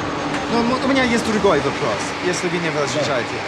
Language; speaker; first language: Russian; non-native, learner; English